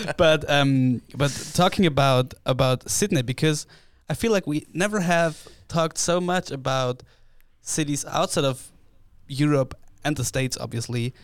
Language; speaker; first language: English; non-native, fluent; German